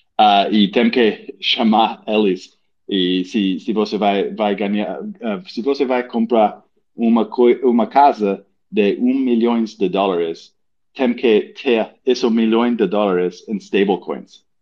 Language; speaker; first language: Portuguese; non-native, learner; English